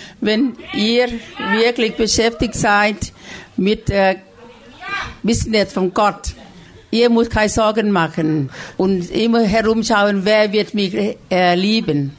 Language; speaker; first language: German; non-native, learner; Thai